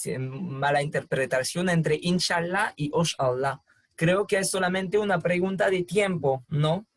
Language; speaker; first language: Spanish; non-native, fluent; French